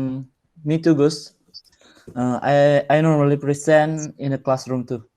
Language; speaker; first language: English; non-native, learner; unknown